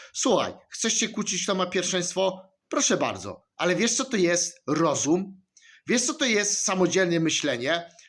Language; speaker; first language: Polish; native; Polish